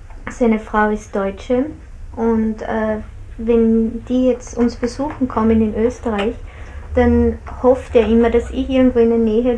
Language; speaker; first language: German; native; German